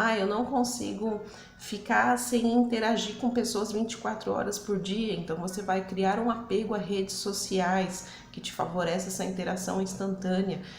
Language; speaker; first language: Portuguese; early bilingual, other home language; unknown